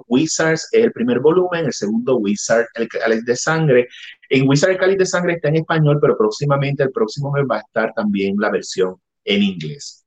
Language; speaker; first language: Spanish; native; Spanish